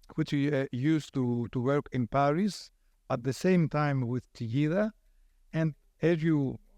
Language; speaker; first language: English; non-native, fluent; Greek